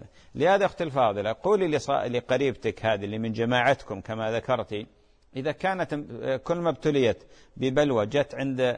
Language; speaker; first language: Arabic; native; Arabic